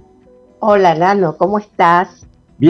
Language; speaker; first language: Spanish; native; Spanish